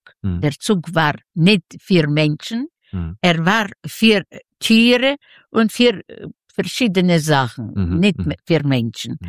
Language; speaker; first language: German; non-native, fluent; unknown